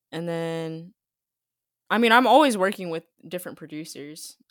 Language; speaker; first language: English; native; English